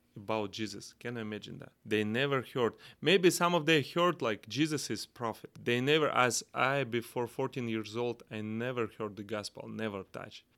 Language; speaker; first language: English; non-native, learner; Kazakh